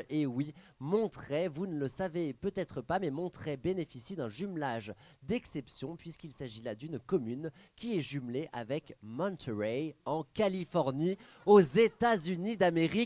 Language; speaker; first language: French; native; French